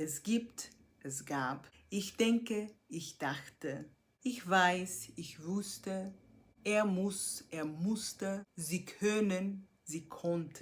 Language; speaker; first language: German; non-native, fluent; Portuguese